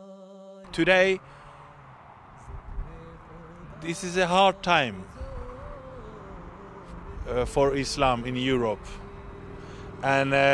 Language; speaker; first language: English; non-native, fluent; Persian